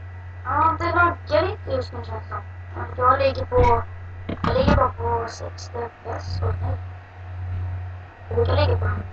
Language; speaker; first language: Swedish; native; Swedish